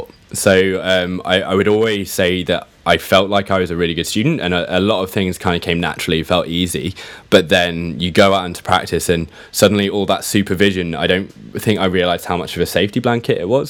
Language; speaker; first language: English; native; English